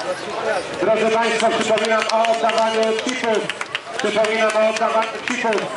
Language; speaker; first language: Polish; native; Polish